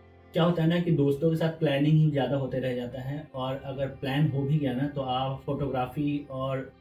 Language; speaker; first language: Hindi; native; Hindi